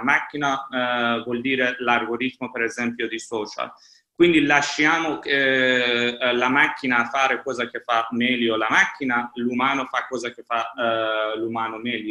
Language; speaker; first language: Italian; non-native, fluent; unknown